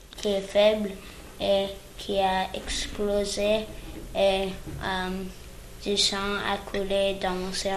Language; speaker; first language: French; early bilingual, other home language; English